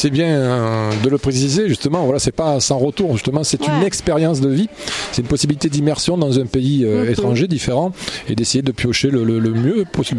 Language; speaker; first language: French; native; French